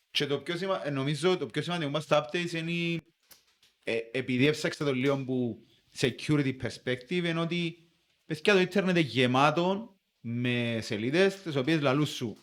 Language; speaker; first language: Greek; native; Greek